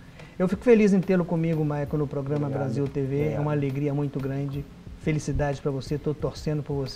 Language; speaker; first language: Portuguese; native; Portuguese